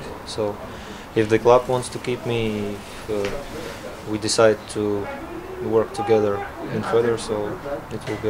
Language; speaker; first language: English; non-native, learner; Latvian